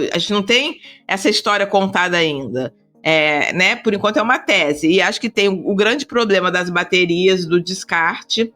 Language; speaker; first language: Portuguese; native; Portuguese